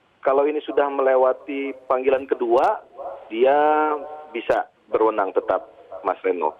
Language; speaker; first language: Indonesian; native; Indonesian